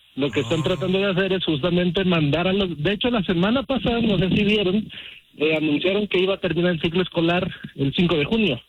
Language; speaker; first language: Spanish; early bilingual, heritage; Spanish